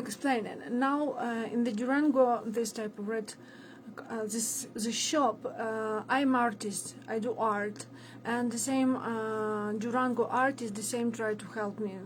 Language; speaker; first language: English; non-native, learner; Ukrainian